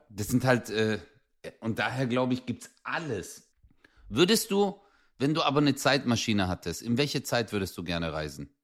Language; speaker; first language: German; early bilingual, other home language; Turkish